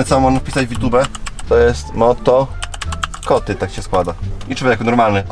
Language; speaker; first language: Polish; native; Polish